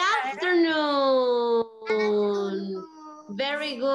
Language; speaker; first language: English; non-native, learner; Spanish